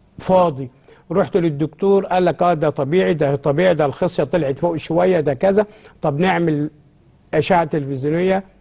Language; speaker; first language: Egyptian Arabic; native; Egyptian Arabic